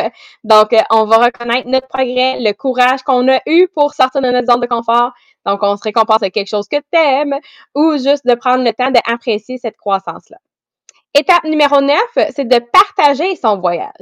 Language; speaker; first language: French; native; French